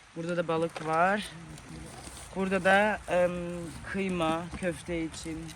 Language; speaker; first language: Turkish; early bilingual, heritage; Turkish